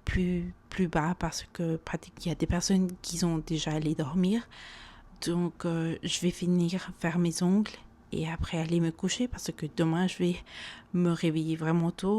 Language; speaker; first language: French; non-native, fluent; Spanish